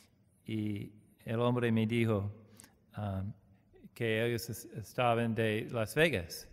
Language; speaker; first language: Spanish; non-native, learner; English